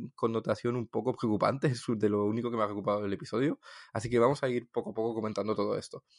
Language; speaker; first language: Spanish; non-native, fluent; French